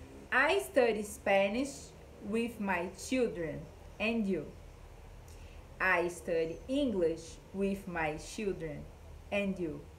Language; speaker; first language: English; non-native, fluent; Portuguese